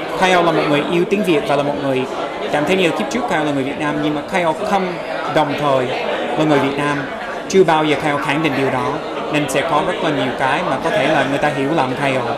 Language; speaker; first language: Vietnamese; non-native, fluent; English